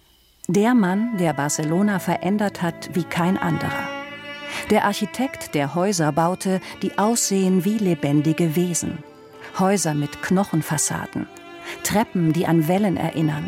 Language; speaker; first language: German; native; German